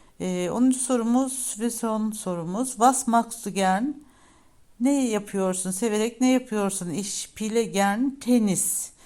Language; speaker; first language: Turkish; native; Turkish